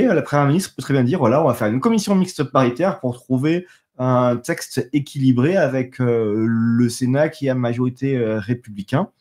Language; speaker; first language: French; native; French